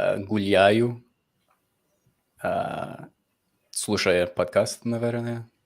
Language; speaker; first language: Russian; non-native, fluent; English